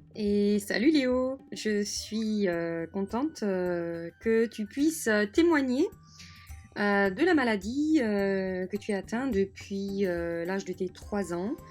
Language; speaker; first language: French; native; French